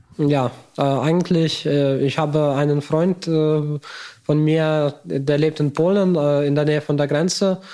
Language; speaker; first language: German; non-native, fluent; Ukrainian